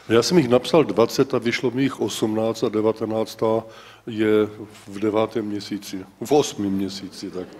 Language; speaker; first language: Czech; native; Czech